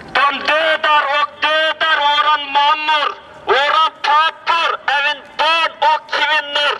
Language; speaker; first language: Swedish; non-native, learner; Uyghur